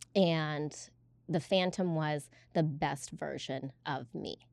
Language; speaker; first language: English; native; English